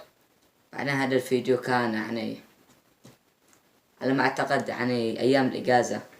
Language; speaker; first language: Arabic; native; Arabic